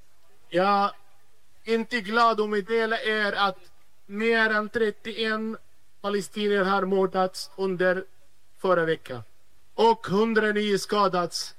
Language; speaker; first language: Swedish; non-native, fluent; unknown